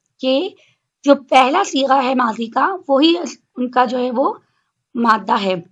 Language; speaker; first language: Urdu; native; Urdu